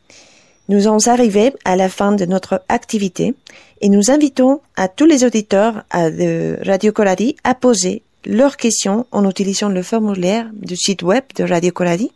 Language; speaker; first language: French; non-native, fluent; Spanish